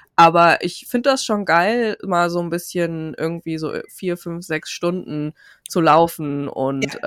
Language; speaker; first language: German; early bilingual, other home language; Turkish